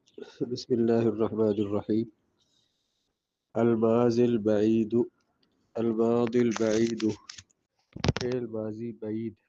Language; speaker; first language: Arabic; non-native, fluent; Urdu